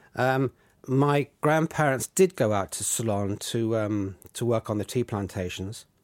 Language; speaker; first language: English; native; English